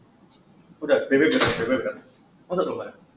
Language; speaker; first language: Indonesian; native; Indonesian